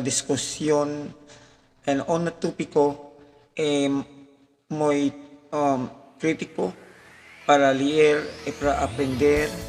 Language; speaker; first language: Spanish; non-native, learner; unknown